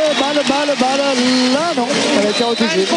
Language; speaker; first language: French; native; French